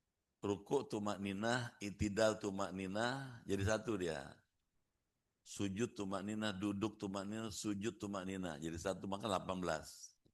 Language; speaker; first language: Indonesian; native; Indonesian